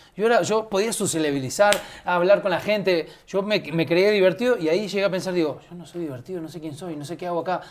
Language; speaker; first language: Spanish; native; Spanish